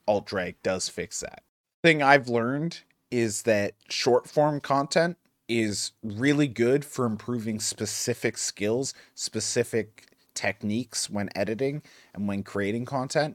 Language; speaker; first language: English; native; English